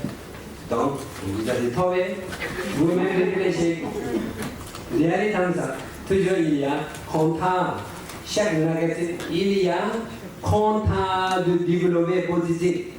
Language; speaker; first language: French; non-native, learner; Tibetan